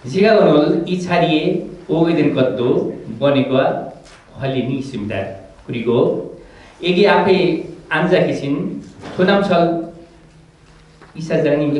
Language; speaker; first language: Korean; non-native, fluent; Nepali